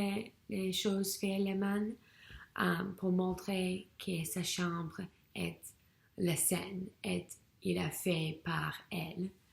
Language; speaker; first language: French; non-native, learner; English